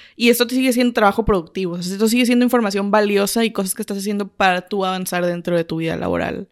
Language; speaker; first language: Spanish; native; Spanish